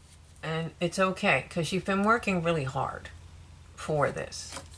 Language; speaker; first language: English; native; English